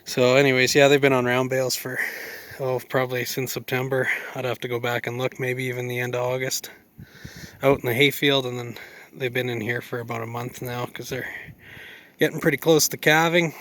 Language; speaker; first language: English; native; English